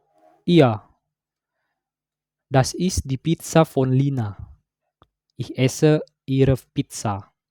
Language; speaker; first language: German; non-native, learner; Indonesian